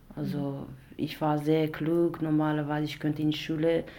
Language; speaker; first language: German; non-native, fluent; Arabic